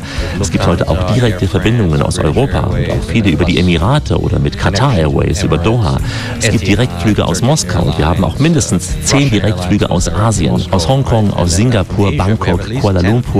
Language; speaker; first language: German; native; German